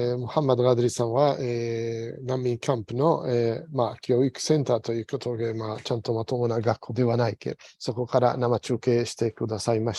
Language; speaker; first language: Japanese; non-native, fluent; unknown